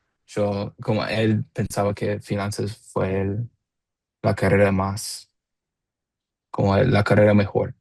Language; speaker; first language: Spanish; non-native, learner; English